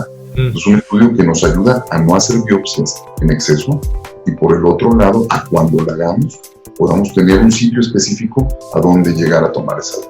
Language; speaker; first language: Spanish; native; Spanish